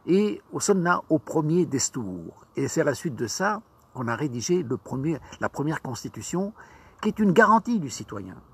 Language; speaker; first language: French; non-native, local second language; Arabic